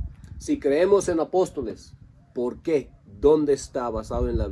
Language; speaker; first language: Spanish; non-native, local second language; Low German